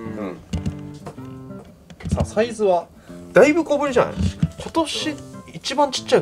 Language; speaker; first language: Japanese; native; Japanese